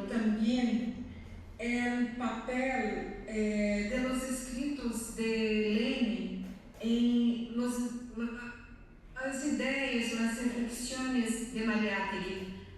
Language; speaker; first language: Spanish; non-native, learner; Portuguese